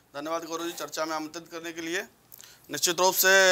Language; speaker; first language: Hindi; native; Hindi